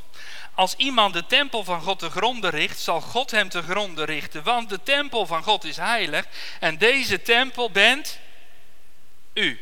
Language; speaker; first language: Dutch; native; Dutch